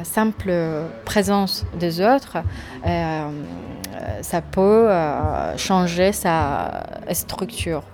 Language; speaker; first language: French; non-native, fluent; Persian